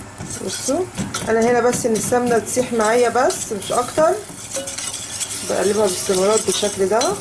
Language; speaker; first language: Arabic; native; Arabic